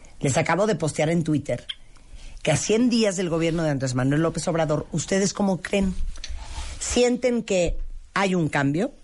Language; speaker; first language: Spanish; native; Spanish